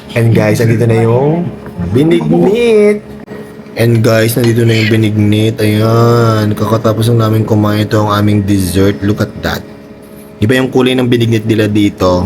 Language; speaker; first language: Filipino; native; Filipino